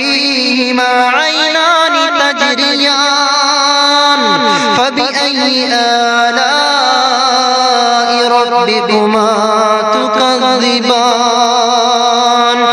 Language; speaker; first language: Arabic; native; Arabic